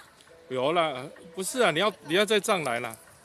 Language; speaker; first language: Chinese; native; Chinese